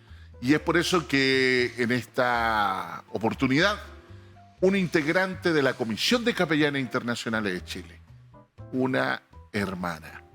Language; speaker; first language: Spanish; native; Spanish